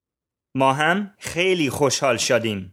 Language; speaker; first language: Persian; non-native, learner; English